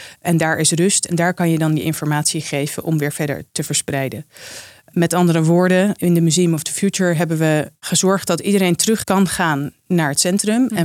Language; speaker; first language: Dutch; native; Dutch